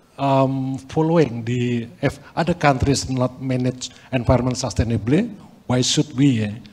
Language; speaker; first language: English; non-native, fluent; Indonesian